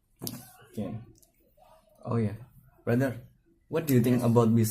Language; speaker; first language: English; non-native, learner; Indonesian